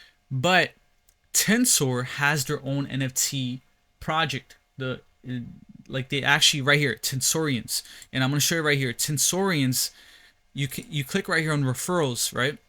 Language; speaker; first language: English; native; English